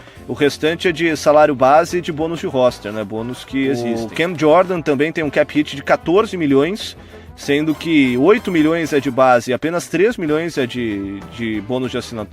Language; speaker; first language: Portuguese; native; Portuguese